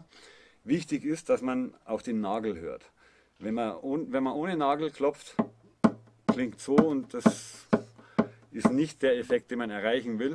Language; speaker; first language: German; native; German